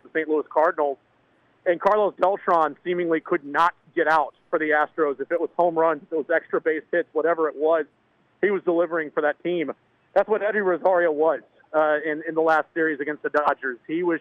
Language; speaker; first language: English; native; English